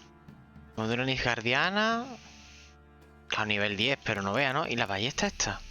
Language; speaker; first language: Spanish; native; Spanish